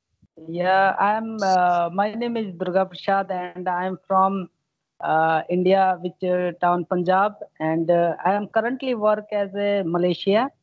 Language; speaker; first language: English; non-native, learner; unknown